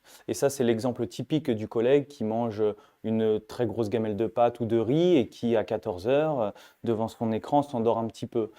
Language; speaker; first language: French; native; French